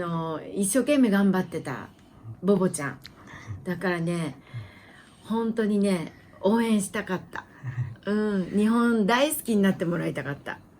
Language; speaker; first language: Japanese; native; Japanese